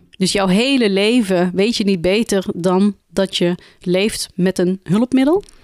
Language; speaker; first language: Dutch; early bilingual, other home language; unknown